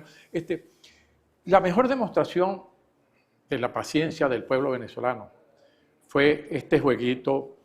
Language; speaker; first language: Spanish; native; Spanish